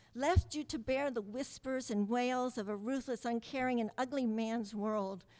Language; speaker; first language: English; early bilingual, other home language; Spanish